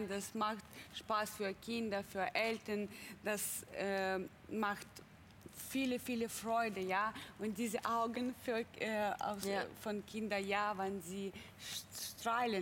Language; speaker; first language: German; non-native, fluent; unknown